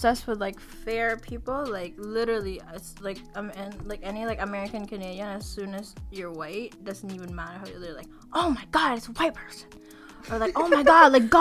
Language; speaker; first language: English; non-native, local second language; Filipino